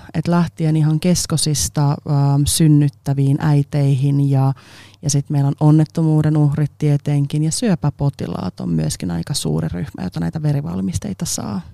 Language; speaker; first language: Finnish; non-native, local second language; Swedish